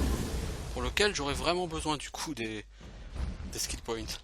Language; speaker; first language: French; native; French